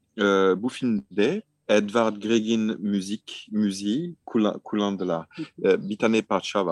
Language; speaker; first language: Turkish; non-native, fluent; French